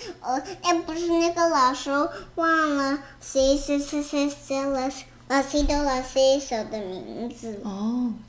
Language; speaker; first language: Chinese; early bilingual, heritage; Chinese